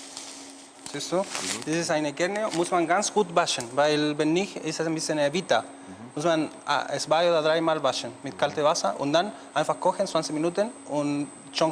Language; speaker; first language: German; non-native, learner; Spanish